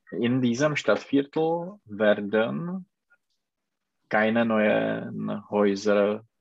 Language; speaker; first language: German; non-native, learner; Czech